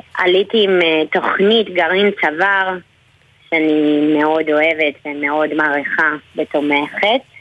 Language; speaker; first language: Hebrew; non-native, fluent; Spanish